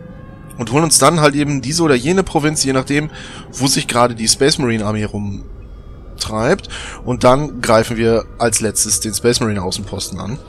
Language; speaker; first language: German; native; German